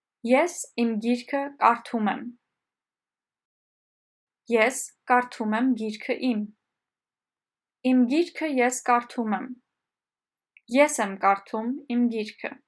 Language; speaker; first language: Armenian; non-native, fluent; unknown